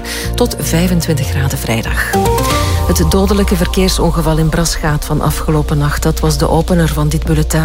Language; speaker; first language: Dutch; native; Dutch